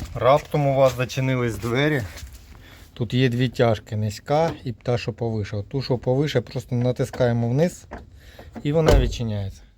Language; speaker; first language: Ukrainian; native; Ukrainian